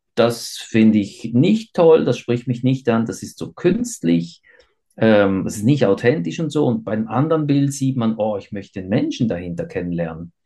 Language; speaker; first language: German; native; German